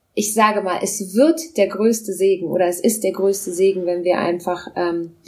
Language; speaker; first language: German; non-native, local second language; Russian